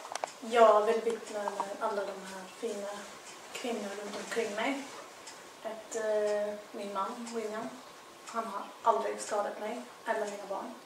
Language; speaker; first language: Swedish; non-native, fluent; English